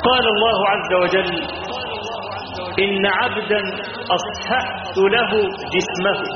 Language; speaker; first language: Arabic; native; Arabic